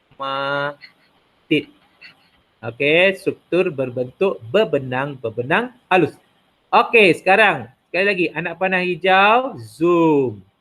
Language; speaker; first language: Malay; non-native, local second language; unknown